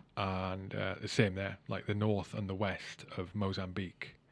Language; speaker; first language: English; native; English